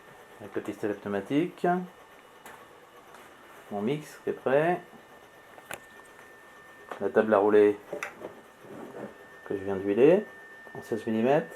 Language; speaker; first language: French; native; French